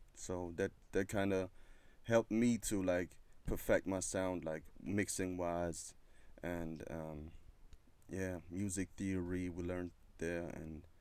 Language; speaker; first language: English; non-native, fluent; German